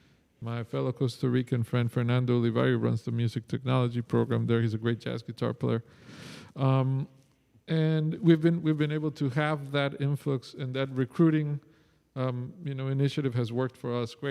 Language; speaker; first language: English; non-native, fluent; Spanish